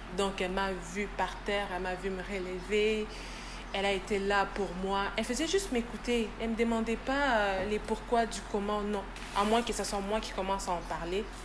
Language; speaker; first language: French; native; French